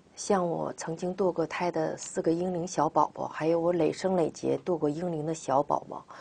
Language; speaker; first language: Chinese; native; Chinese